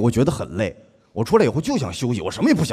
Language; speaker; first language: Chinese; native; Chinese